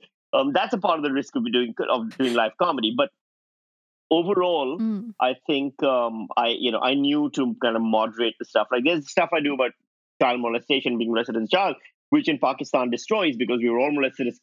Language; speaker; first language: English; non-native, local second language; Urdu